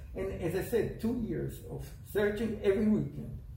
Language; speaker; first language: English; non-native, fluent; Hebrew